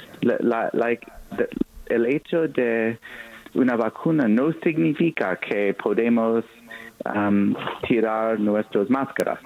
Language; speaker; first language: Spanish; non-native, fluent; English